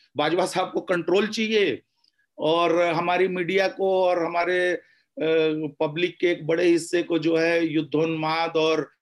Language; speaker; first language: Hindi; native; Hindi